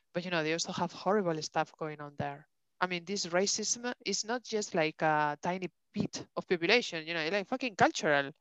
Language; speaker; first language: English; non-native, fluent; Spanish